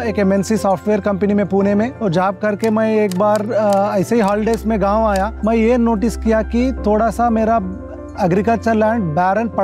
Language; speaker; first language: Hindi; non-native, local second language; Telugu